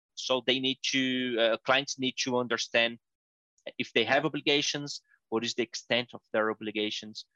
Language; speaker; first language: English; non-native, fluent; Portuguese